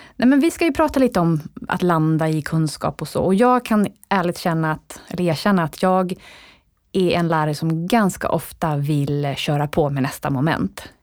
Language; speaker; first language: Swedish; native; Swedish